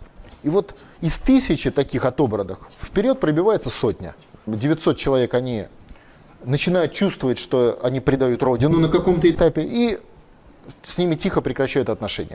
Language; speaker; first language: Russian; native; Russian